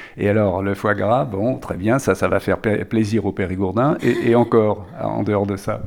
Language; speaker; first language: French; native; French